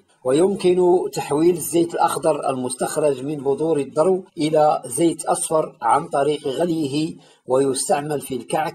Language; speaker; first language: Arabic; native; Arabic